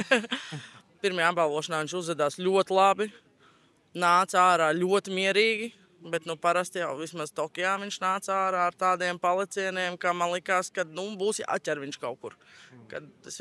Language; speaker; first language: Latvian; native; Latvian